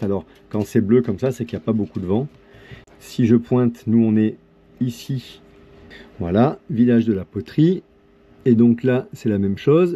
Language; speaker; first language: French; native; French